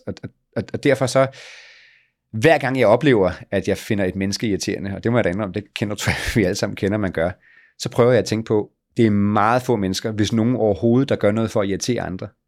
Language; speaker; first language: Danish; native; Danish